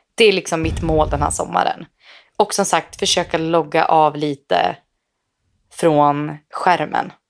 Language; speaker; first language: Swedish; native; Swedish